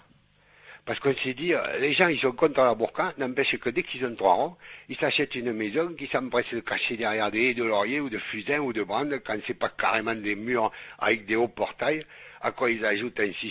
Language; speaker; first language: French; native; French